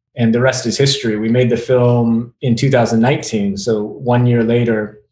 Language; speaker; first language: English; native; English